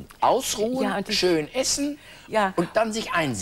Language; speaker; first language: German; native; German